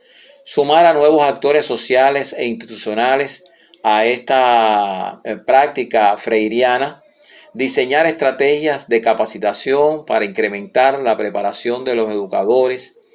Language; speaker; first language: Spanish; native; Spanish